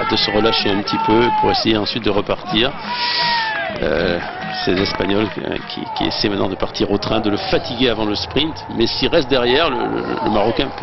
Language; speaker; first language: French; native; French